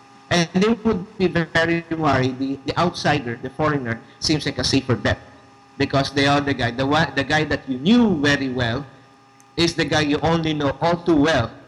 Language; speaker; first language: English; non-native, local second language; Filipino